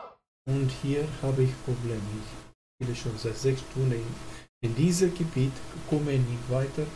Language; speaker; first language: German; non-native, learner; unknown